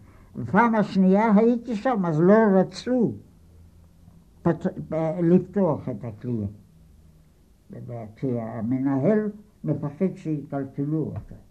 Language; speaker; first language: Hebrew; non-native, fluent; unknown